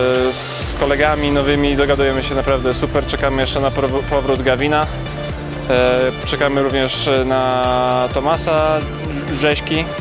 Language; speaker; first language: Polish; native; Polish